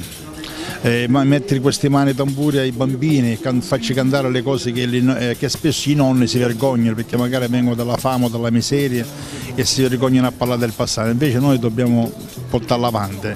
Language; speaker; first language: Italian; native; Italian